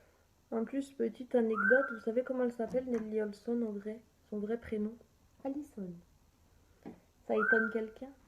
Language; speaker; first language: French; native; French